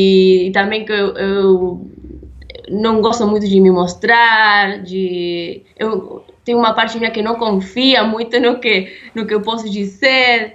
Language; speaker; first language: Portuguese; non-native, fluent; Spanish